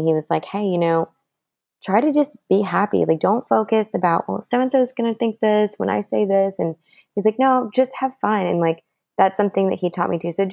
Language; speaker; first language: English; non-native, fluent; French